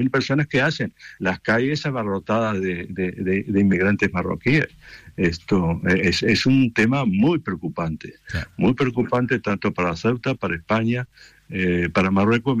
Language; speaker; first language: Spanish; native; Spanish